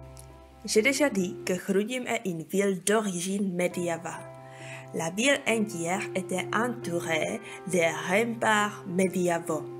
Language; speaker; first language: French; non-native, learner; Czech